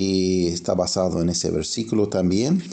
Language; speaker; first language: Spanish; non-native, fluent; English